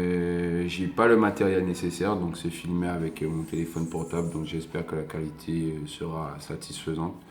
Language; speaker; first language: French; native; French